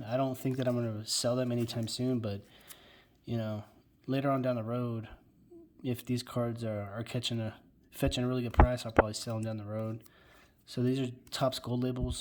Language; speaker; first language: English; native; English